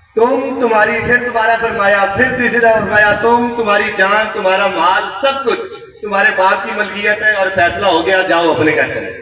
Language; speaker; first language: Urdu; non-native, local second language; Punjabi